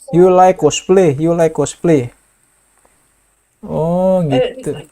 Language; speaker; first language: English; non-native, learner; Indonesian